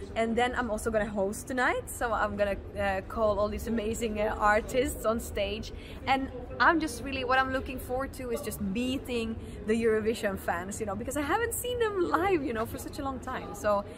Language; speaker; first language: English; non-native, fluent; Finnish